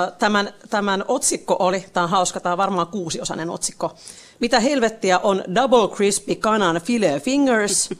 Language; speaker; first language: Finnish; native; Finnish